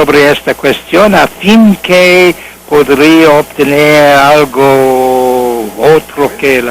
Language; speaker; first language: Spanish; non-native, learner; English